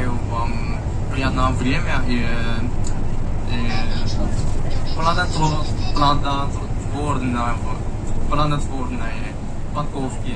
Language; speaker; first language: Russian; non-native, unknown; Chinese